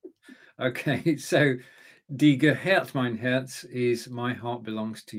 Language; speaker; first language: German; non-native, learner; English